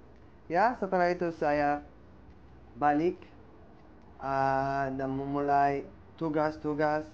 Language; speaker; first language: Indonesian; non-native, fluent; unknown